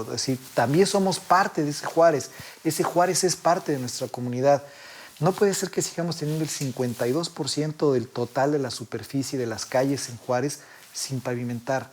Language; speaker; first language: Spanish; native; Spanish